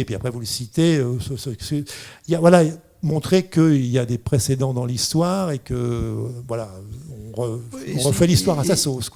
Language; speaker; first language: French; native; French